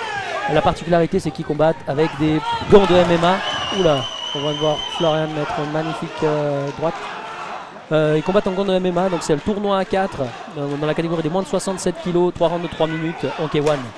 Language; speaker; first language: French; native; French